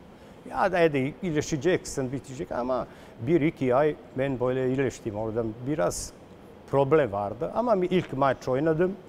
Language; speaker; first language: Turkish; non-native, learner; Serbian